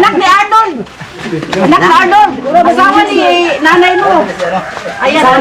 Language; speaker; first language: Filipino; non-native, local second language; Cebuano